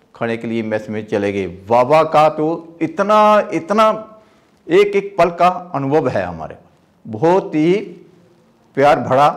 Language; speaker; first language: Hindi; native; Hindi